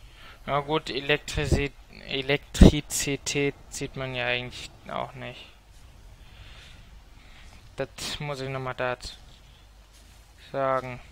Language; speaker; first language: German; native; German